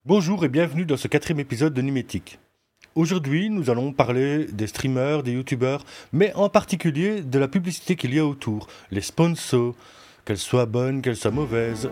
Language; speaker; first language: French; native; French